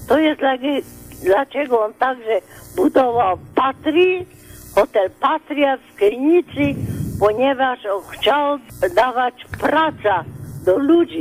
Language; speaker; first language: Polish; non-native, learner; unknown